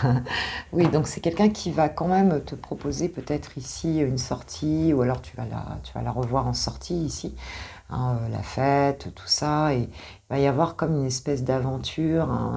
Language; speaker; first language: French; native; French